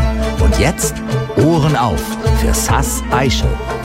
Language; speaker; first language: German; native; German